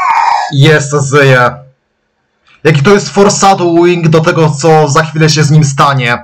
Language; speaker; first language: Polish; native; Polish